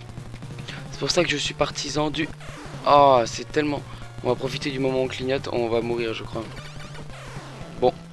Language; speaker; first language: French; native; French